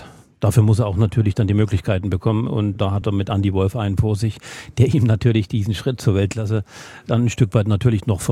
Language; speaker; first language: German; native; German